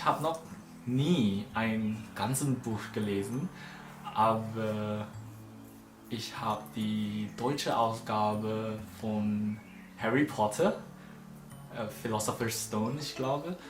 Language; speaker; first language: German; non-native, learner; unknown